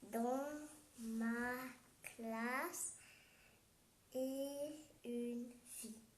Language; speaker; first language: French; non-native, learner; Vietnamese